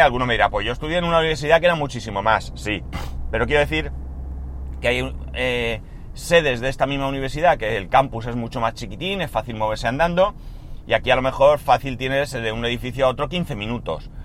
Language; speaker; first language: Spanish; native; Spanish